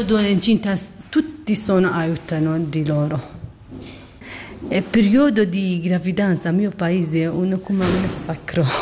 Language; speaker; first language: Italian; non-native, learner; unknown